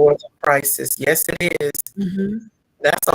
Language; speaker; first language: English; native; English